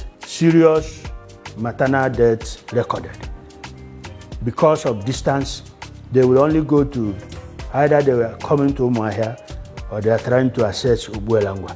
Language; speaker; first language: English; non-native, local second language; Igbo